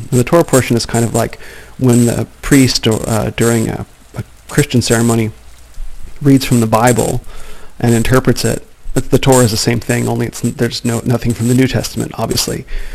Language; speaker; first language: English; native; English